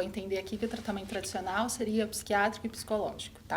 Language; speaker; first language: Portuguese; native; Portuguese